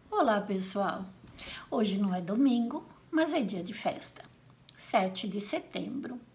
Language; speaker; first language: Portuguese; non-native, fluent; Italian